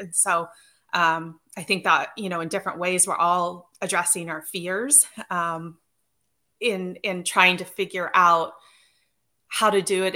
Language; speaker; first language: English; native; English